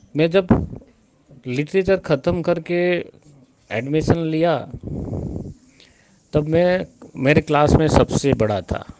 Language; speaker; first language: Hindi; non-native, local second language; Gujarati